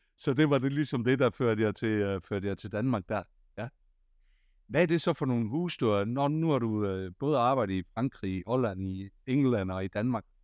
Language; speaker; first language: Danish; native; Danish